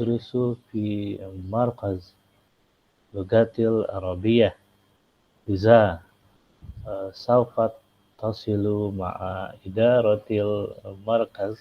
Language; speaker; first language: Arabic; non-native, learner; Indonesian